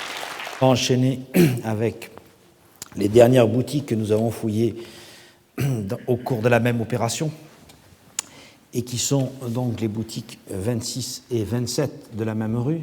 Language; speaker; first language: French; native; French